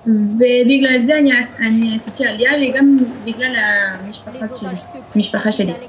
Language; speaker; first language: Hebrew; non-native, learner; French